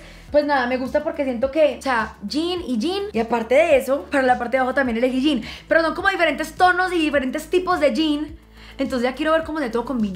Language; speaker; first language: Spanish; native; Spanish